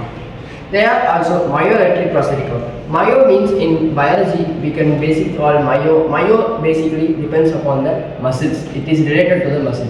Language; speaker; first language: English; non-native, local second language; Tamil